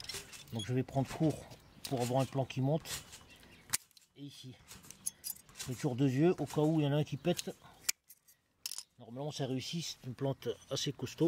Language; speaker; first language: French; native; French